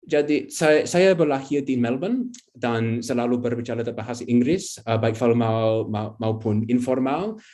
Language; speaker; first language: Indonesian; non-native, fluent; English